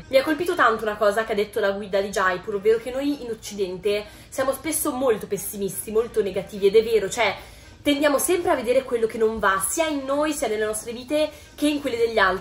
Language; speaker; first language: Italian; native; Italian